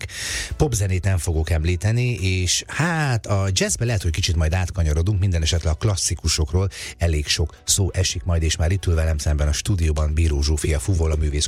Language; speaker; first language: Hungarian; native; Hungarian